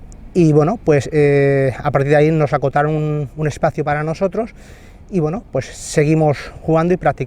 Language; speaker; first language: Spanish; native; Spanish